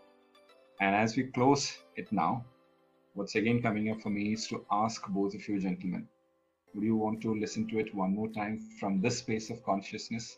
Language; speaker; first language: English; non-native, local second language; Malayalam